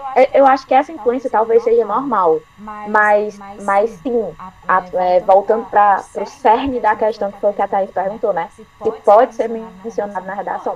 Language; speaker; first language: Portuguese; native; Portuguese